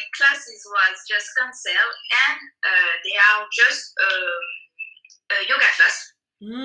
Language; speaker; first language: English; non-native, learner; French